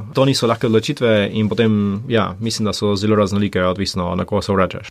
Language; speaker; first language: Slovenian; early bilingual, heritage; Slovenian